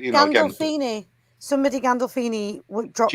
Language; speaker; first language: English; native; English